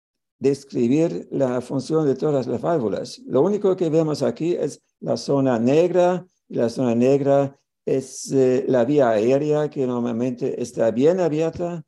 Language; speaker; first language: Spanish; non-native, fluent; German